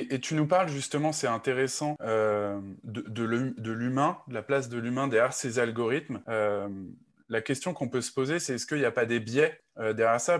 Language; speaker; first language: French; native; French